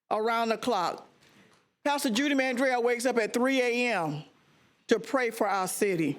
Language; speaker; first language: English; native; English